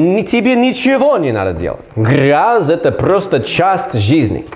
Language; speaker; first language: Russian; non-native, learner; English